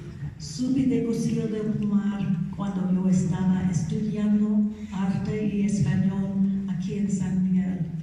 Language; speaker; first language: Spanish; non-native, learner; English